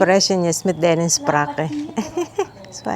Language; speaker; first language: German; non-native, learner; Filipino